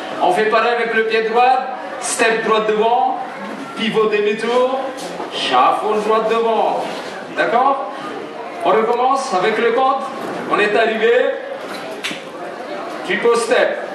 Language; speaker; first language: French; native; French